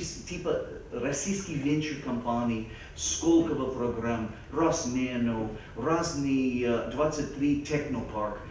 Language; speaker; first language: Russian; non-native, fluent; English